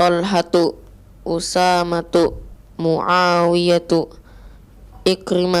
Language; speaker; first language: Arabic; non-native, learner; Indonesian